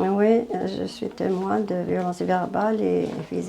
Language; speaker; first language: French; non-native, fluent; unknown